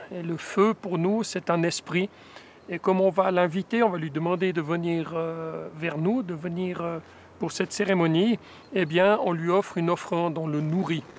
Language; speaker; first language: French; native; French